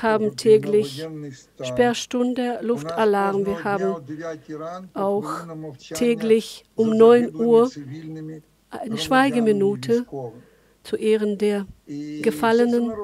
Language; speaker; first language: German; non-native, fluent; Ukrainian